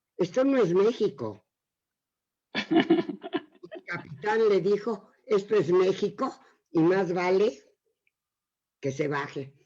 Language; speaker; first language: Spanish; early bilingual, other home language; Yiddish